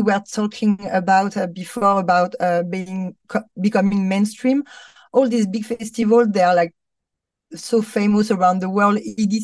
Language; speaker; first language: English; non-native, fluent; French